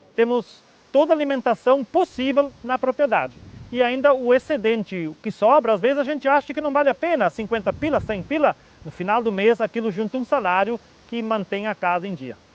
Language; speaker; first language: Portuguese; native; Portuguese